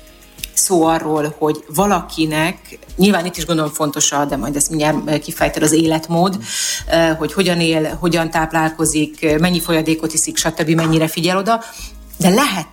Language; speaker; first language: Hungarian; native; Hungarian